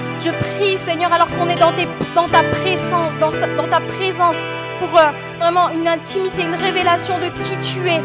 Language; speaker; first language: French; native; French